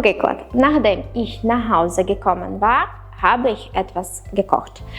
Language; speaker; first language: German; non-native, fluent; Ukrainian